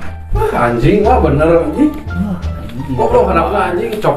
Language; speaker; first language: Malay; non-native, local second language; Sundanese